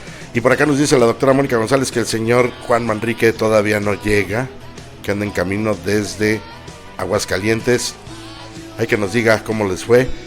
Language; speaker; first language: Spanish; native; Spanish